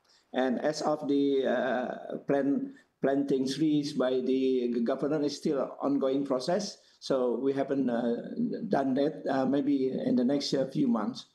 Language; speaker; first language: English; non-native, fluent; Indonesian